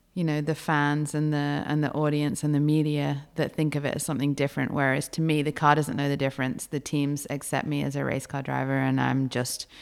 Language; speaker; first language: English; native; English